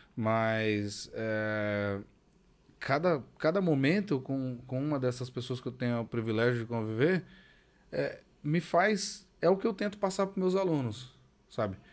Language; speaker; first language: Portuguese; native; Portuguese